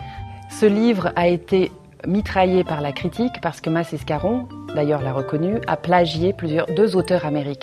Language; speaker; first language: French; native; French